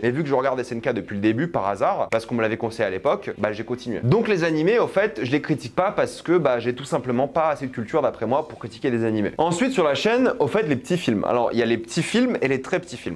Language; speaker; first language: French; native; French